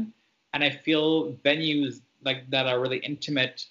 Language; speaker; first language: English; non-native, fluent; French